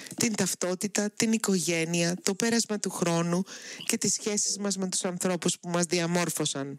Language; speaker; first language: Greek; native; Greek